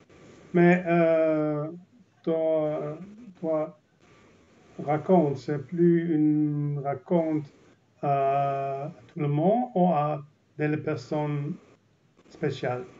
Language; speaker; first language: French; non-native, learner; Italian